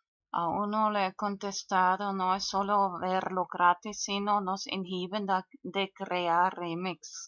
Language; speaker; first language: Spanish; non-native, fluent; German